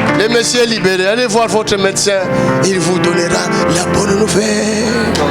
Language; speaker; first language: French; non-native, local second language; Lingala